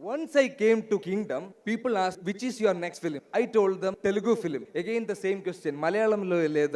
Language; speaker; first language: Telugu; non-native, learner; Malayalam